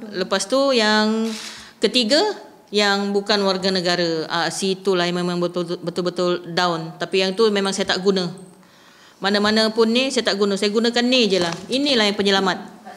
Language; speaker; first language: Malay; native; Malay